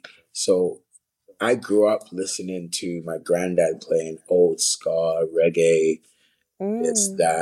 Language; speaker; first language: English; native; English